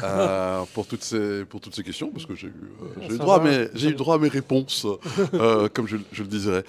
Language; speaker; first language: French; native; French